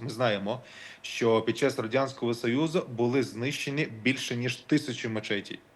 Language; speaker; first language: Ukrainian; non-native, local second language; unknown